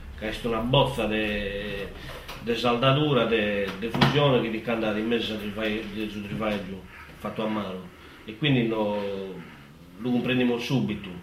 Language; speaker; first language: Italian; native; Italian